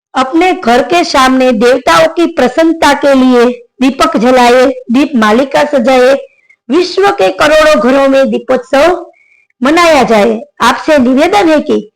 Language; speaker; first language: Hindi; non-native, local second language; Gujarati